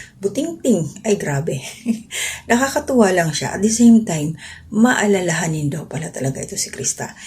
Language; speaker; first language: Filipino; non-native, local second language; Waray